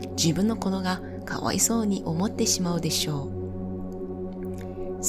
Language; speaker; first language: Japanese; non-native, fluent; Chinese